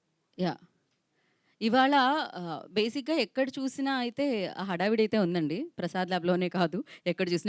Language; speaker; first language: Telugu; native; Telugu